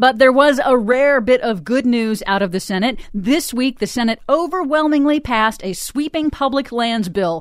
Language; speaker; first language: English; native; English